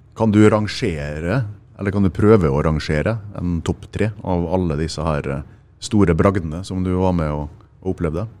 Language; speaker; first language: Norwegian; native; Norwegian